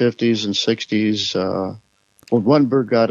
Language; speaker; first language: English; native; English